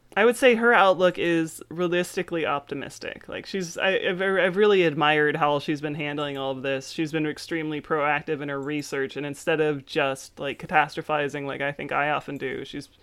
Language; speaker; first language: English; native; English